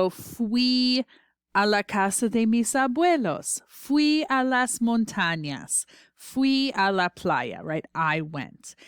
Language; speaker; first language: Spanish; non-native, fluent; English